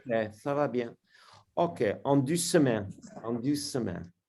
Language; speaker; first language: French; non-native, learner; English